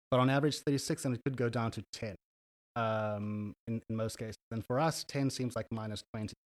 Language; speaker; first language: English; native; English